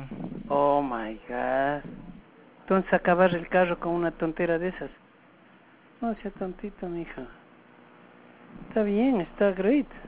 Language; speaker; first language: Spanish; native; Spanish